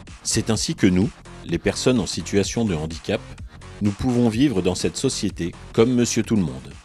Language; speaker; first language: French; native; French